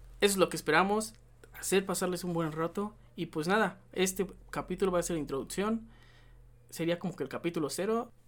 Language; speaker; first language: Spanish; native; Spanish